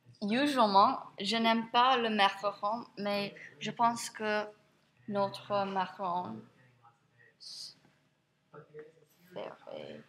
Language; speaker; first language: French; non-native, learner; English